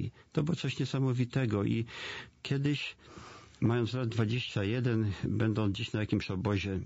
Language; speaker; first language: Polish; native; Polish